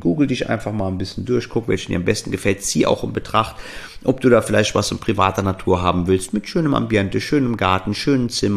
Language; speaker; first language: German; native; German